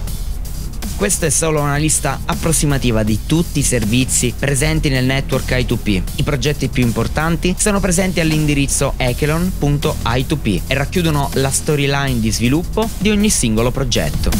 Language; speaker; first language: Italian; native; Italian